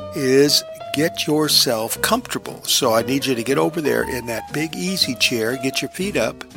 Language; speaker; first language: English; native; English